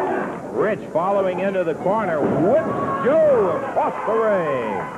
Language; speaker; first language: English; native; English